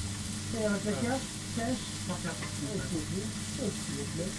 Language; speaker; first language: French; non-native, learner; Turkish